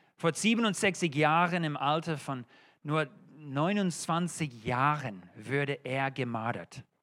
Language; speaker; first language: German; non-native, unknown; English